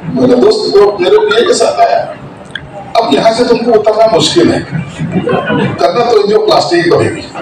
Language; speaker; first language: Hindi; non-native, local second language; Marathi